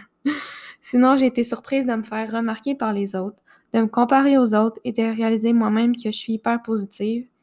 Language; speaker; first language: French; native; French